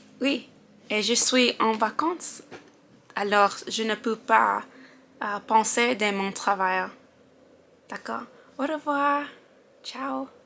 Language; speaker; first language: French; non-native, learner; English